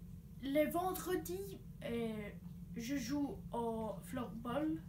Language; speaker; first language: French; non-native, learner; Swedish